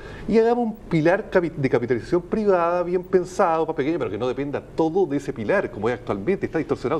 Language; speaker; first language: Spanish; native; Spanish